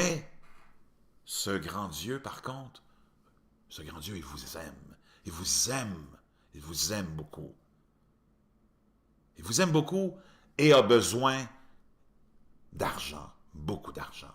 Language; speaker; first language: French; native; French